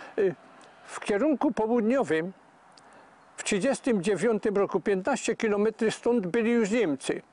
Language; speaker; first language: Polish; native; Polish